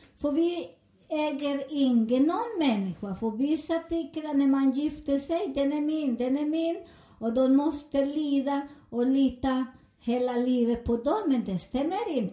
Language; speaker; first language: Swedish; non-native, fluent; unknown